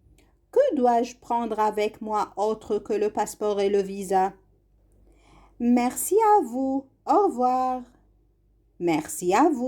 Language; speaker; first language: French; non-native, fluent; Arabic